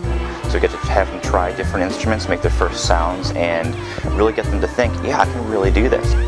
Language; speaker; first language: English; native; English